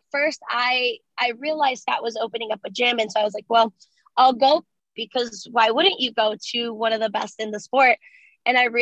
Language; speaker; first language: English; early bilingual, other home language; Spanish